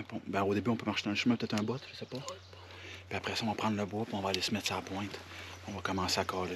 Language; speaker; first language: French; native; French